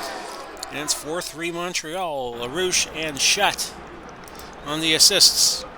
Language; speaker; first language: English; native; English